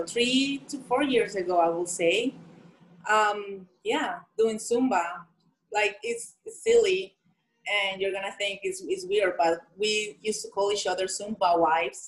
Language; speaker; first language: English; non-native, fluent; Spanish